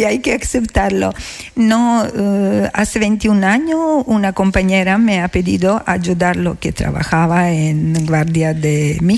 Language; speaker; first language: Spanish; non-native, learner; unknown